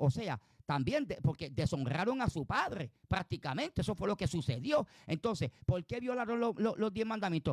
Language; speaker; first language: Spanish; native; Spanish